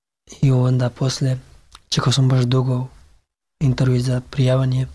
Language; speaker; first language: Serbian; non-native, learner; Pashto